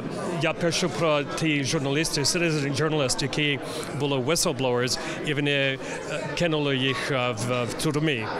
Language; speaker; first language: Ukrainian; early bilingual, heritage; English